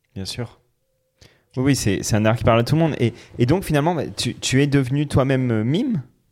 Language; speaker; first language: French; native; French